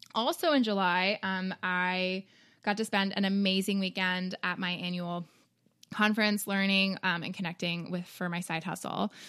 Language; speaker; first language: English; native; English